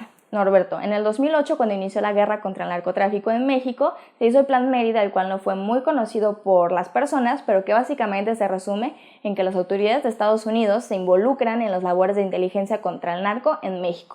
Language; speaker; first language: Spanish; native; Spanish